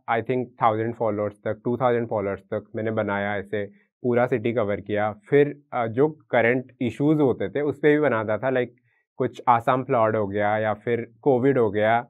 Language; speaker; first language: Hindi; non-native, local second language; Odia